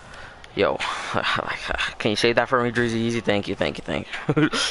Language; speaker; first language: English; native; English